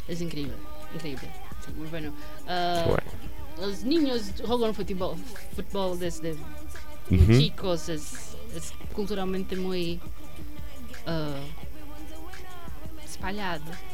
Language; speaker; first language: Spanish; non-native, learner; Portuguese